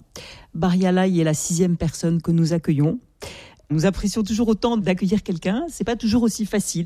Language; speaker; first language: French; native; French